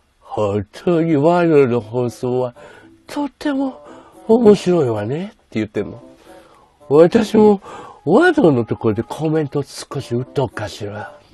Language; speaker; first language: Japanese; native; Japanese